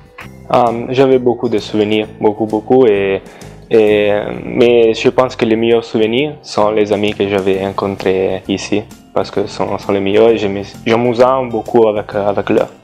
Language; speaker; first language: French; non-native, learner; Italian